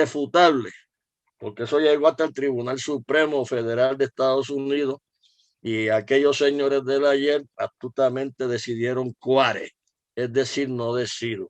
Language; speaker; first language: Spanish; native; Spanish